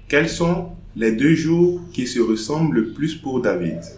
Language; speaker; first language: French; non-native, fluent; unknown